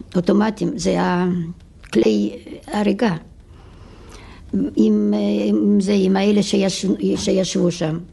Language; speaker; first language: Hebrew; non-native, fluent; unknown